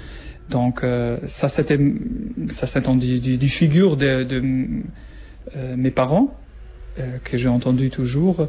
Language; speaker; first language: French; non-native, learner; German